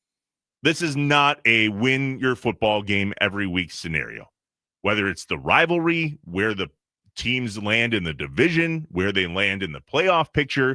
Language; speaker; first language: English; native; English